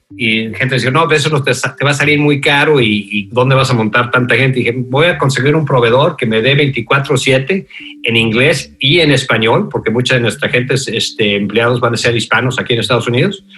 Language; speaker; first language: Spanish; native; Spanish